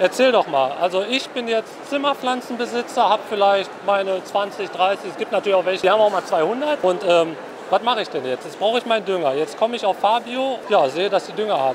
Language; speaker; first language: German; native; German